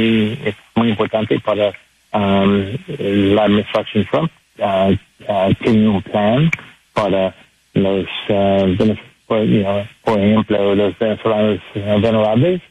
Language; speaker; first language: Spanish; non-native, learner; English